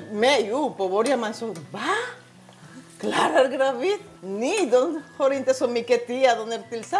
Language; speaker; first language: Swedish; non-native, learner; Spanish